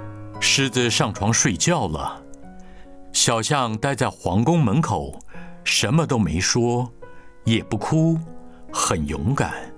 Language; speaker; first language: Chinese; native; Chinese